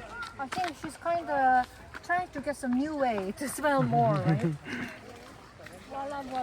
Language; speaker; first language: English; non-native, learner; Korean